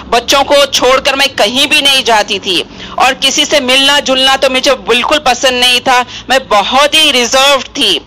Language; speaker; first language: Hindi; non-native, local second language; Urdu